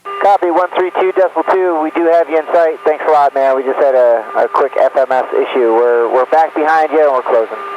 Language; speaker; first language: English; native; English